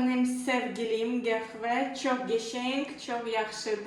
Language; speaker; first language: Turkish; non-native, learner; Russian